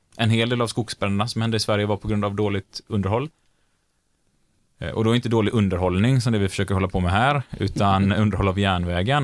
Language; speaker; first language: Swedish; native; Swedish